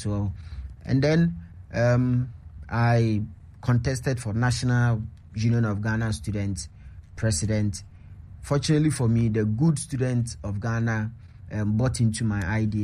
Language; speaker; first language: English; non-native, local second language; Akan